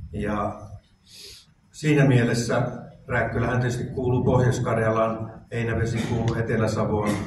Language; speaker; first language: Finnish; native; Finnish